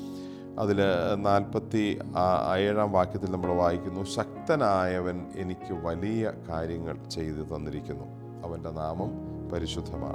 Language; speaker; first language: Malayalam; native; Malayalam